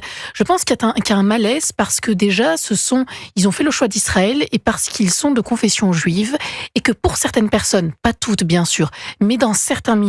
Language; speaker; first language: French; native; French